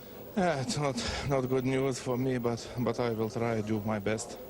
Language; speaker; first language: English; non-native, learner; Lithuanian